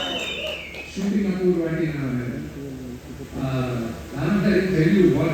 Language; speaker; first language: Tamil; non-native, local second language; Telugu